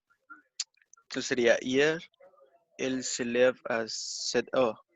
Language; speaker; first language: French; non-native, learner; Spanish